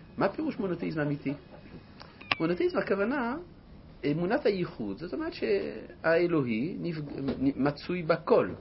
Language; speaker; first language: Hebrew; non-native, fluent; French